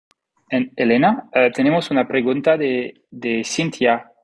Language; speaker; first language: Spanish; non-native, learner; English